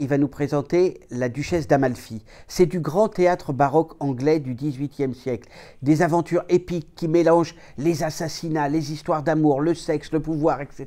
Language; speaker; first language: French; native; French